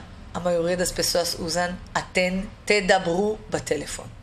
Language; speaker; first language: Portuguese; non-native, fluent; Hebrew